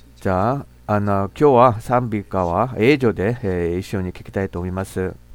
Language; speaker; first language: Japanese; non-native, fluent; Korean